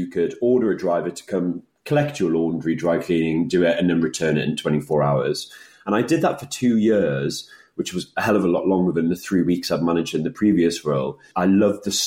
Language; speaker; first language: English; native; English